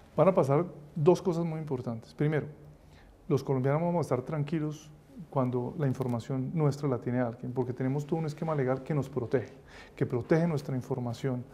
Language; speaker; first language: Spanish; native; Spanish